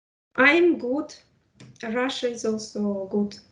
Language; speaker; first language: English; non-native, fluent; Russian